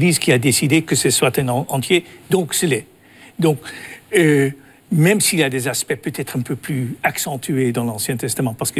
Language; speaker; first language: French; non-native, fluent; Dutch